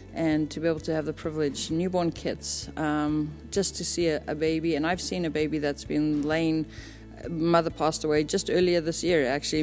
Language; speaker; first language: English; native; English